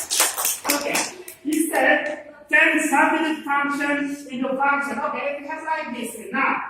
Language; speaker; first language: English; non-native, learner; Indonesian